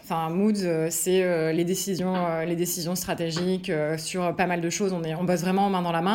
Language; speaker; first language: French; native; French